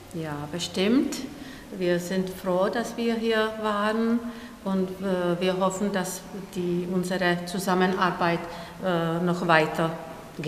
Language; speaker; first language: German; non-native, learner; Czech